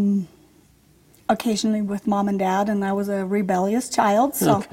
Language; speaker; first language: English; early bilingual, other home language; Polish